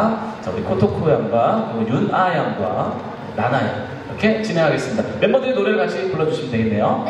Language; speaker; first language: Korean; native; Korean